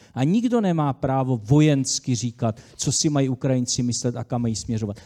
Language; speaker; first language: Czech; native; Czech